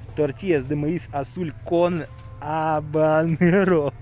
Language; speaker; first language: Spanish; non-native, learner; Russian